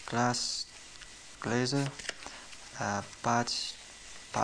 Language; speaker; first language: German; non-native, learner; English